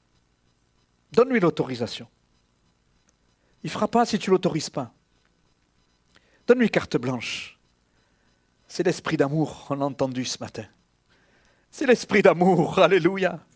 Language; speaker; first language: French; native; French